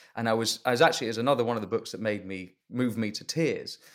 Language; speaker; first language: English; native; English